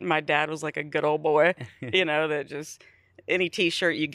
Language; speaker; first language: English; native; English